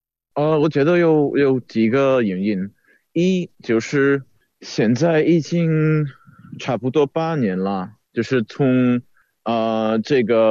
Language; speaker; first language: Chinese; non-native, fluent; Czech